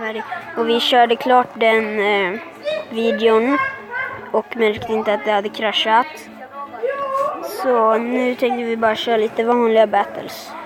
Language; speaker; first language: Swedish; native; Swedish